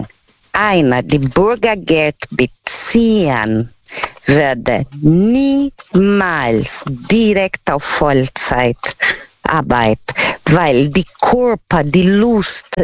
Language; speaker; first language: German; non-native, learner; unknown